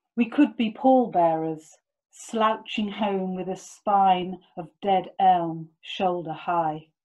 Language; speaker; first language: English; native; English